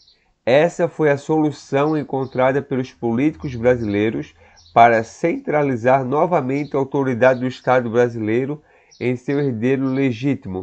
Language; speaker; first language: Portuguese; native; Portuguese